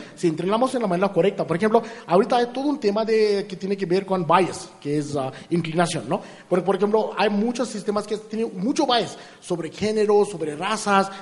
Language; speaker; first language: Spanish; non-native, fluent; Marathi